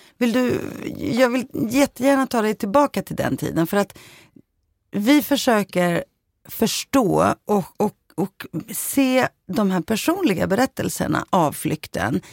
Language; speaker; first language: Swedish; early bilingual, other home language; Greek